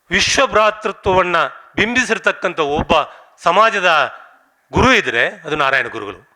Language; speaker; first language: Kannada; non-native, local second language; Tulu